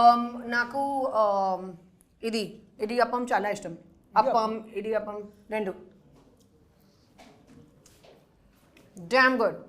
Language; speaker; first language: Telugu; non-native, fluent; Hindi